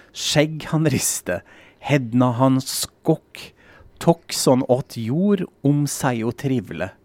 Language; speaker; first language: Norwegian; non-native, fluent; German